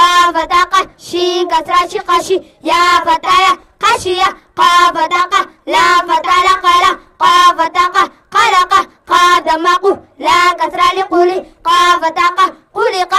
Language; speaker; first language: Arabic; non-native, learner; Somali